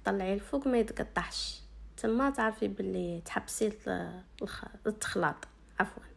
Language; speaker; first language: Arabic; native; Arabic